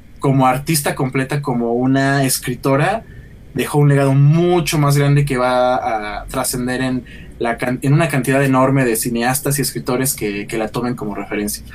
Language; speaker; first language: Spanish; native; Spanish